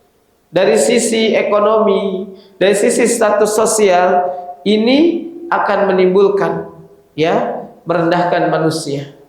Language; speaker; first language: Indonesian; native; Indonesian